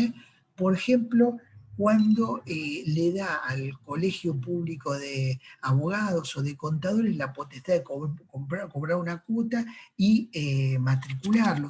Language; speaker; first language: Spanish; native; Spanish